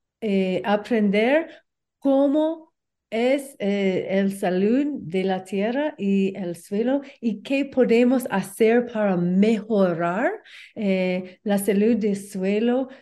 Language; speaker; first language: Spanish; non-native, learner; English